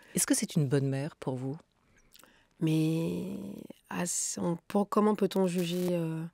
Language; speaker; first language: French; native; French